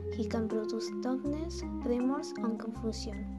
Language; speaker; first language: English; non-native, learner; Spanish